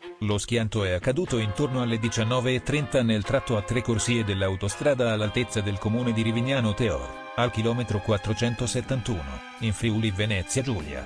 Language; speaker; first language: Italian; native; Italian